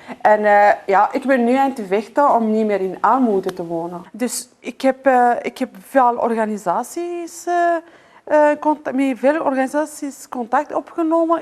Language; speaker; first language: Dutch; non-native, fluent; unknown